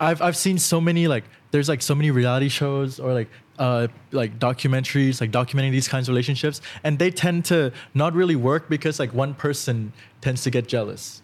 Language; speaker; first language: English; early bilingual, other home language; Thai